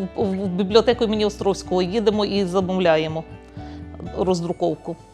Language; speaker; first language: Ukrainian; non-native, local second language; Czech